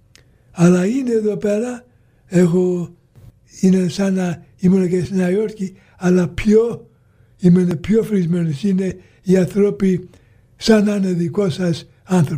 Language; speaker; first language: Greek; early bilingual, heritage; Greek